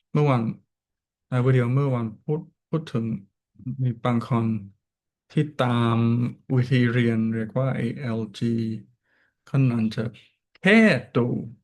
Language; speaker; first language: Thai; non-native, learner; English